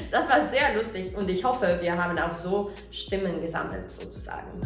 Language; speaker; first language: German; non-native, fluent; Italian